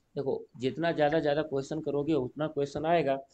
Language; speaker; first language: Hindi; native; Hindi